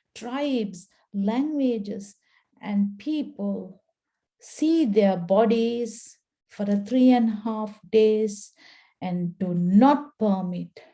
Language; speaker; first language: English; non-native, local second language; Sinhala